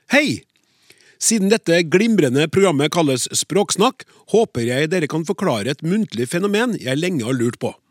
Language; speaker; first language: Norwegian; native; Norwegian